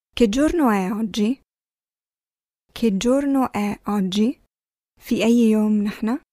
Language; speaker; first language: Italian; non-native, fluent; Arabic